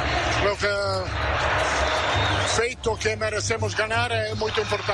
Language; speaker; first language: Portuguese; non-native, learner; Italian